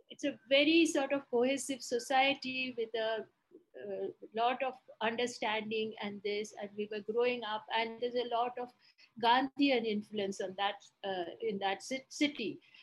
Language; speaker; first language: English; non-native, local second language; Bangla